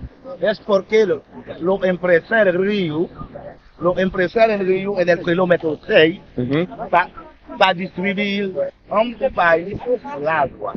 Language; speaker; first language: Spanish; non-native, learner; Haitian Creole